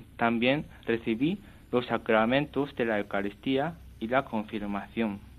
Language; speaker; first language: Spanish; non-native, fluent; Japanese